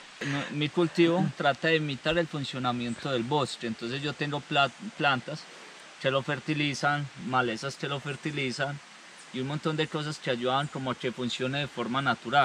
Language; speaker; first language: Spanish; native; Spanish